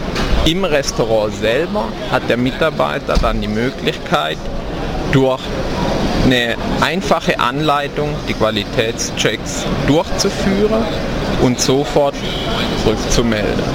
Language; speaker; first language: German; native; German